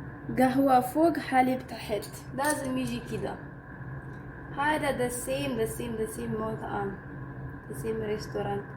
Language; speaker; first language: Arabic; non-native, learner; Amharic